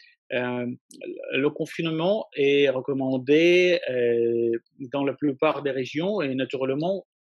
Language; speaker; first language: French; non-native, fluent; Russian